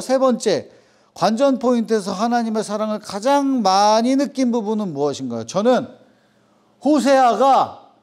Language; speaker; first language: Korean; native; Korean